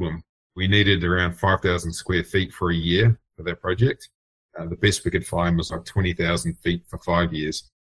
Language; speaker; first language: English; native; English